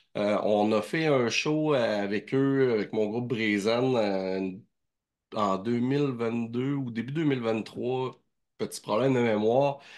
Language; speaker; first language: French; native; French